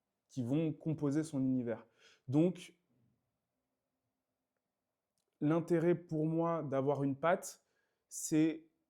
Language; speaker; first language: French; native; French